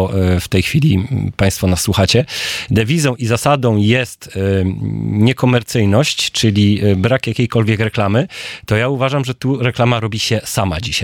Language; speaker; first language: Polish; native; Polish